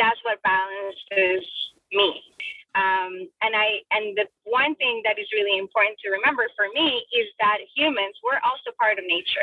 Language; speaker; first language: English; non-native, fluent; Spanish